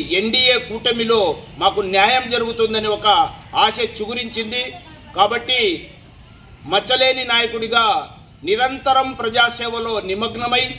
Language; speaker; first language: Telugu; non-native, local second language; Lambadi